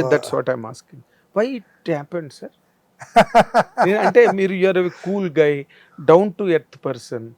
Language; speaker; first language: Telugu; native; Telugu